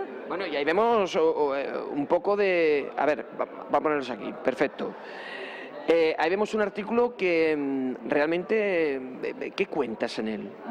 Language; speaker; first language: Spanish; native; Spanish